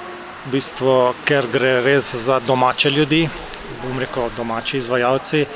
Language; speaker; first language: Slovenian; native; Slovenian